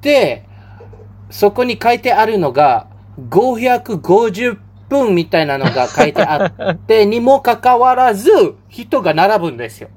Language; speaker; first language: Japanese; non-native, fluent; Malay